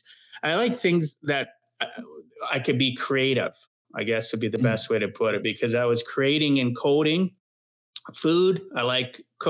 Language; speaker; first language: English; native; English